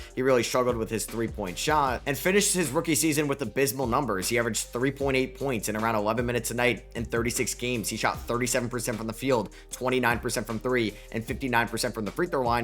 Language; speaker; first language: English; native; English